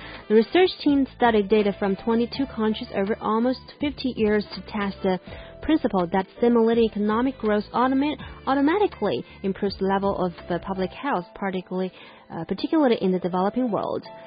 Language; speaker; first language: English; non-native, fluent; Chinese